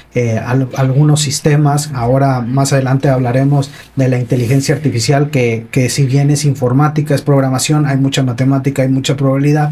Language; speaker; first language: Spanish; native; Spanish